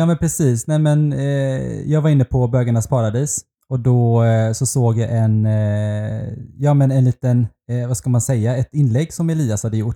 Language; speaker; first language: Swedish; native; Swedish